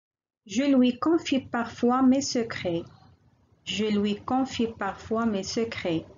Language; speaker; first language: French; non-native, local second language; Arabic